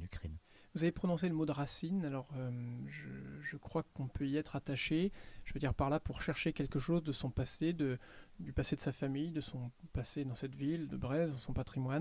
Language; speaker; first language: French; native; French